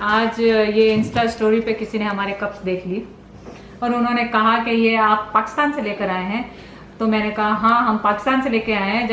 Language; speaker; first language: Urdu; native; Urdu